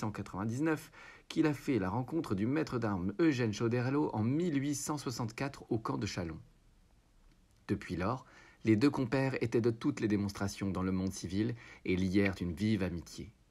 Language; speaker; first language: French; native; French